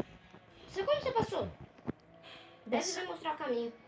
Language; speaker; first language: Portuguese; native; Portuguese